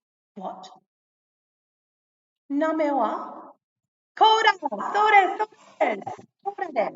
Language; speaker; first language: Japanese; non-native, learner; English